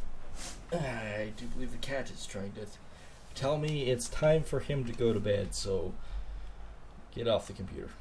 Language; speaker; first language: English; native; English